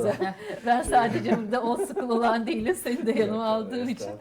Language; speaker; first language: Turkish; native; Turkish